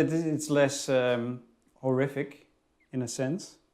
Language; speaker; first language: English; non-native, fluent; Dutch